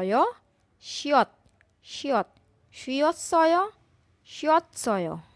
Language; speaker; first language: Korean; non-native, fluent; Urdu